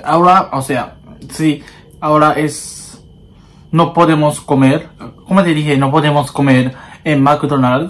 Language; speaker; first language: Spanish; non-native, learner; Japanese